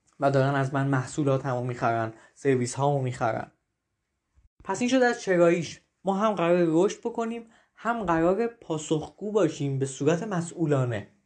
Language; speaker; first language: Persian; native; Persian